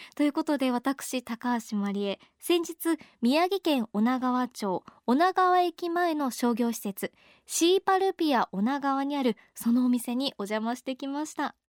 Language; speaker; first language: Japanese; native; Japanese